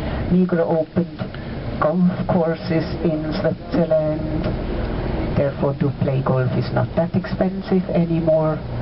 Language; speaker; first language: English; non-native, fluent; German